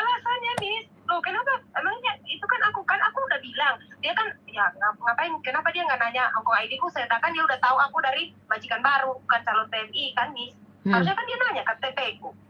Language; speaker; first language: Indonesian; native; Indonesian